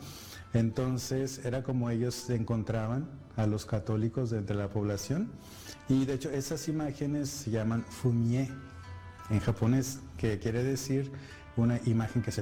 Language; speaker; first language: Spanish; native; Spanish